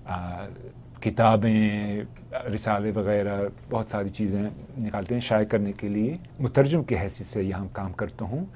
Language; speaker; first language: Urdu; non-native, fluent; English